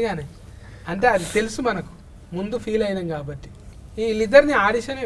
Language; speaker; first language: Telugu; native; Telugu